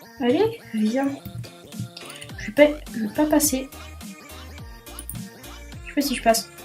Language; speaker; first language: French; native; French